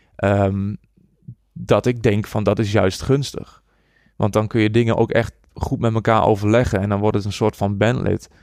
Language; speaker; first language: Dutch; native; Dutch